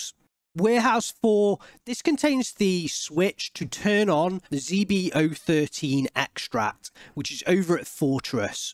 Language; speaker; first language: English; native; English